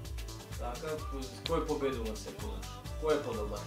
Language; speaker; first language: Macedonian; native; Macedonian